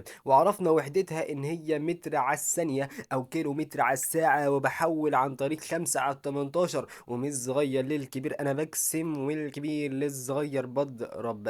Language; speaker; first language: Arabic; native; Arabic